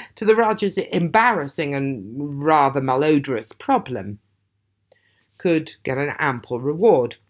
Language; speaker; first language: English; native; English